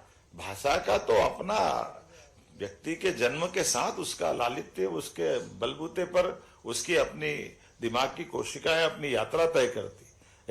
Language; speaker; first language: Hindi; native; Hindi